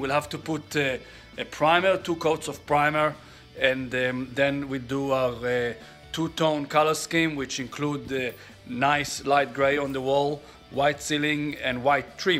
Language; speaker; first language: English; non-native, fluent; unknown